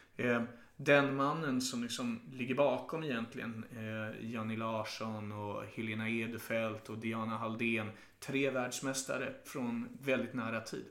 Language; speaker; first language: Swedish; native; Swedish